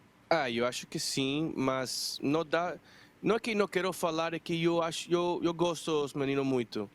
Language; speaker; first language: Portuguese; non-native, fluent; Spanish